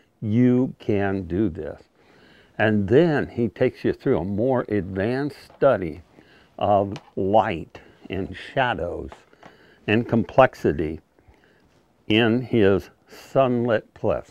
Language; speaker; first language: English; native; English